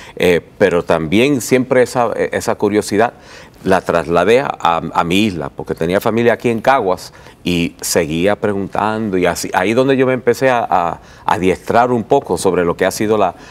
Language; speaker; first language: Spanish; early bilingual, heritage; Spanish